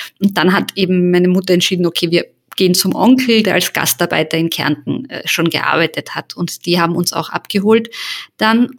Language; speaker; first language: German; early bilingual, other home language; Bosnian